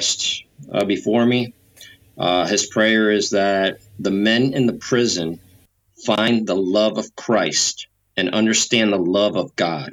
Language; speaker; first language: English; native; English